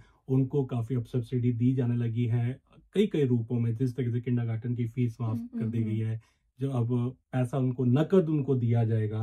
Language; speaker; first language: Hindi; native; Hindi